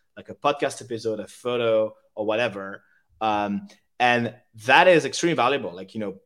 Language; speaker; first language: English; non-native, fluent; French